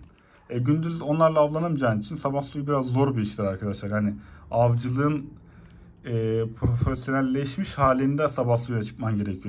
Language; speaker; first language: Turkish; native; Turkish